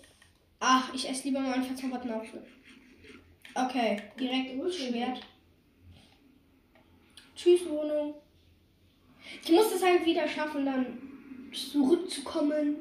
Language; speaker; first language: German; native; German